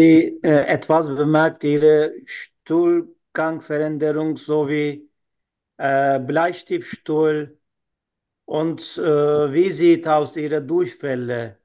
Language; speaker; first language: German; non-native, learner; Turkish